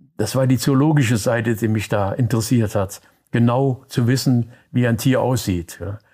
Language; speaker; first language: German; native; German